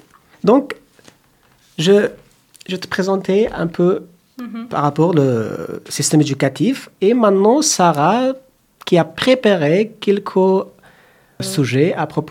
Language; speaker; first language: French; non-native, fluent; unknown